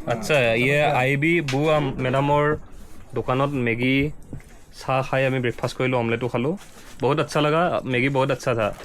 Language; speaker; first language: Hindi; non-native, local second language; Assamese